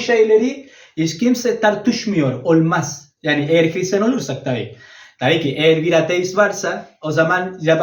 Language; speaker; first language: Turkish; non-native, learner; Spanish